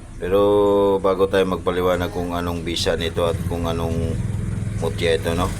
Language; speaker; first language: Filipino; native; Filipino